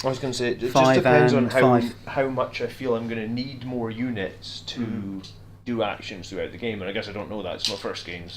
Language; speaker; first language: English; native; English